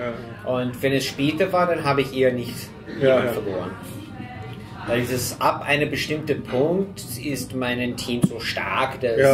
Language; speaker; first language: German; non-native, fluent; English